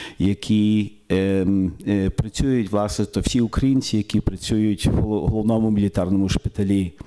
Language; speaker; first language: Ukrainian; early bilingual, heritage; Ukrainian